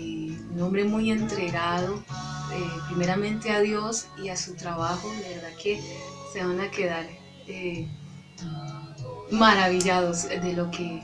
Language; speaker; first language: Spanish; native; Spanish